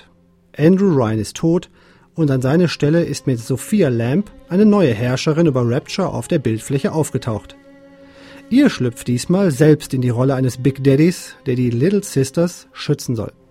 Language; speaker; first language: German; native; German